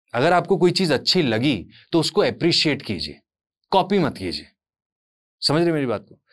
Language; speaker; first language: Hindi; native; Hindi